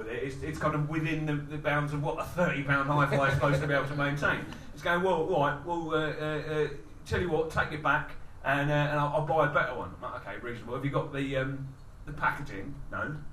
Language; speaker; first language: English; native; English